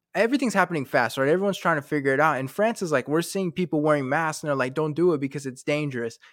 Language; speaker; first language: English; native; English